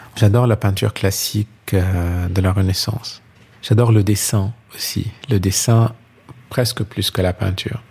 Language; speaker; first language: French; non-native, local second language; Arabic